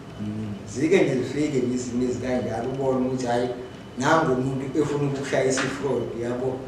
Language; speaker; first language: Zulu; native; Zulu